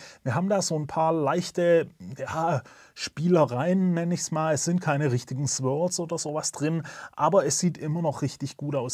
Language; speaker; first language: German; native; German